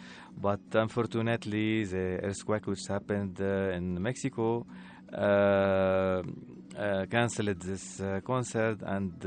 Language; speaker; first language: English; non-native, learner; Arabic